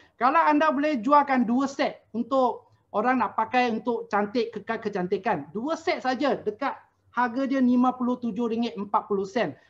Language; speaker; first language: Malay; non-native, local second language; Chinese